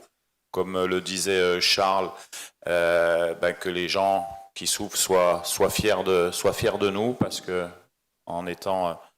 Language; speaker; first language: French; native; French